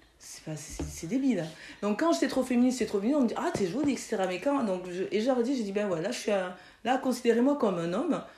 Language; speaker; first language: French; native; French